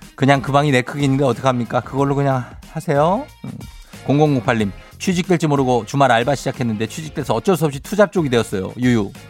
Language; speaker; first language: Korean; native; Korean